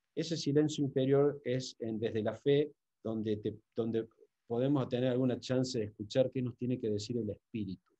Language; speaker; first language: Spanish; native; Spanish